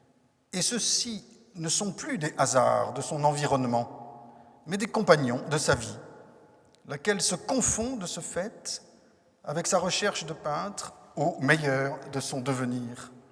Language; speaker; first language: French; native; French